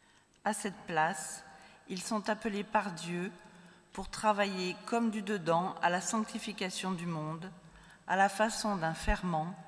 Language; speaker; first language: French; native; French